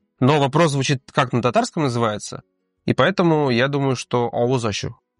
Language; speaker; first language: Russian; native; Russian